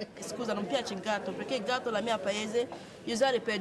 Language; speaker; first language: Italian; non-native, learner; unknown